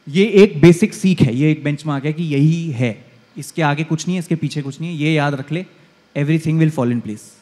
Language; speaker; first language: Hindi; native; Hindi